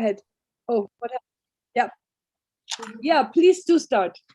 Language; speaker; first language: English; native; English